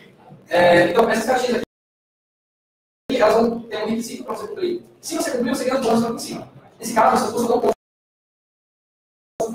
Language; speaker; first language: Portuguese; native; Portuguese